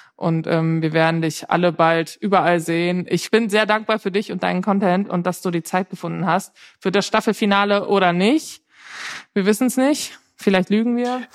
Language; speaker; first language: German; native; German